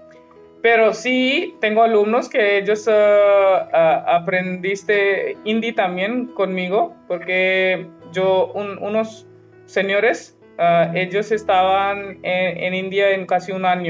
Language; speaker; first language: Spanish; non-native, fluent; Hindi